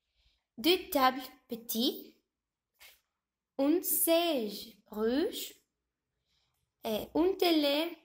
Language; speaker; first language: French; non-native, learner; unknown